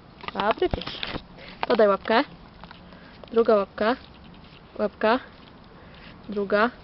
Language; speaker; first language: Polish; native; Polish